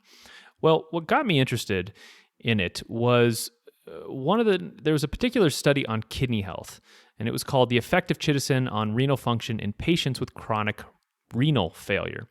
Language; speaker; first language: English; native; English